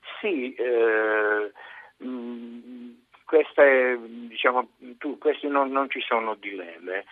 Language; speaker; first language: Italian; non-native, fluent; Serbian